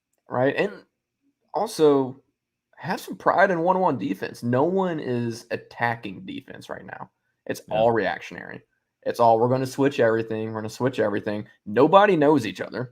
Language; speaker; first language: English; native; English